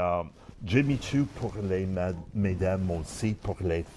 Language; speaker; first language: French; non-native, learner; English